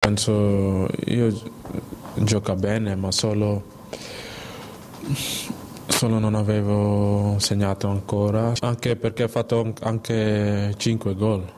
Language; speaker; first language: Italian; non-native, learner; Dutch